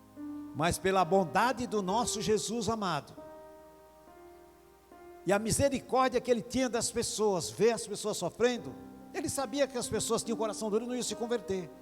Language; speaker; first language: Portuguese; native; Portuguese